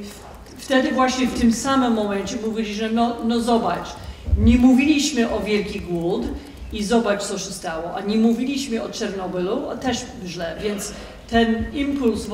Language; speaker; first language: Polish; non-native, fluent; English